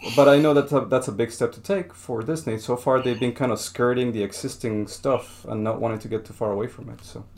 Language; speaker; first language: English; non-native, fluent; Spanish